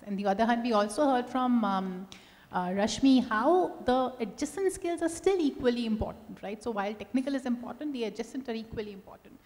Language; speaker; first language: English; non-native, local second language; Hindi